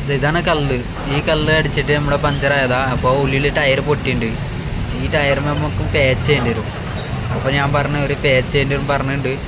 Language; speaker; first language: Malayalam; non-native, learner; Hindi